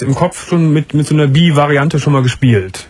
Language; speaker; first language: German; native; German